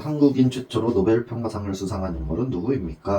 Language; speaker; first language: Korean; native; Korean